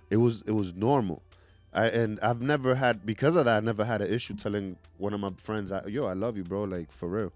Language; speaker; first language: English; early bilingual, other home language; Spanish